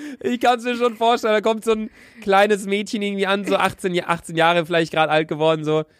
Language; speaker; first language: German; native; German